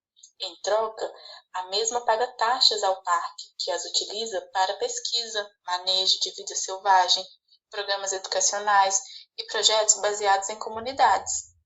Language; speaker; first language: Portuguese; native; Portuguese